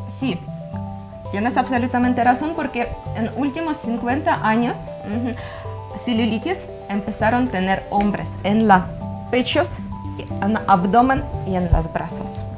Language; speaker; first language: Spanish; non-native, learner; Ukrainian